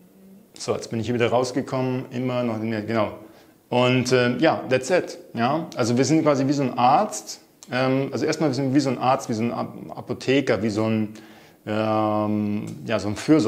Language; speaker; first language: German; native; German